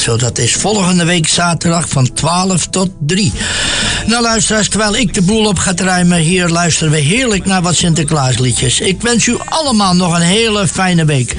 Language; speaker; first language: Dutch; native; Dutch